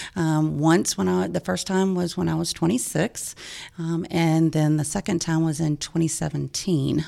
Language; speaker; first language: English; native; English